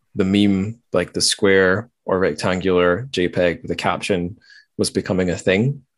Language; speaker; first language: English; native; English